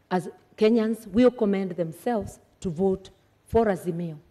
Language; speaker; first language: English; non-native, local second language; Kikuyu